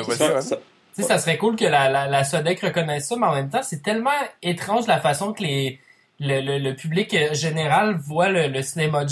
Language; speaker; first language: French; native; French